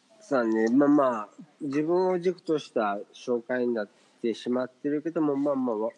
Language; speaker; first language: Japanese; native; Japanese